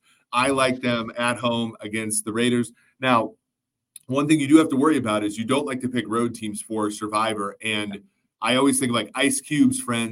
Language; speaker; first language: English; native; English